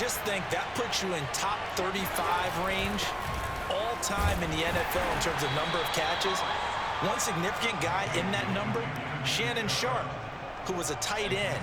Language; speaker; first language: English; native; English